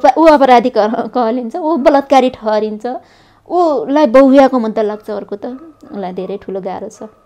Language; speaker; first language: Nepali; native; Nepali